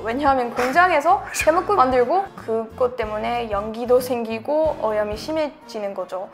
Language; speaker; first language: Korean; non-native, fluent; English